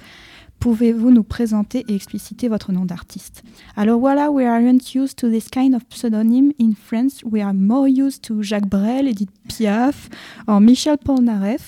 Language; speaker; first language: French; native; French